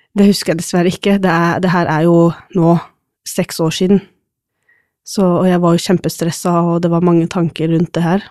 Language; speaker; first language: Norwegian; non-native, fluent; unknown